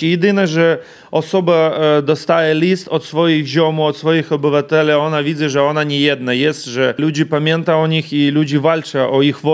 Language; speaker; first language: Polish; non-native, learner; Ukrainian